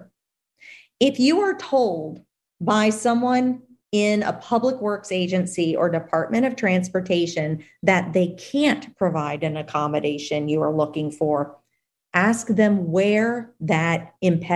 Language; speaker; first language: English; native; English